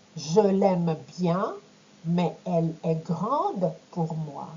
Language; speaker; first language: French; non-native, fluent; Ukrainian